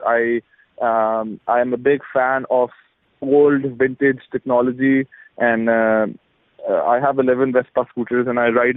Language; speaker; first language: English; non-native, local second language; Urdu